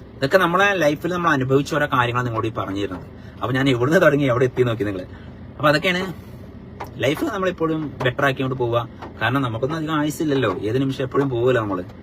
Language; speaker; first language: Malayalam; native; Malayalam